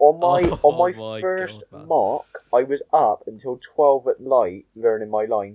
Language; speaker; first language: English; native; English